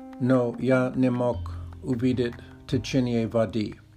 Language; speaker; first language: Czech; non-native, learner; Russian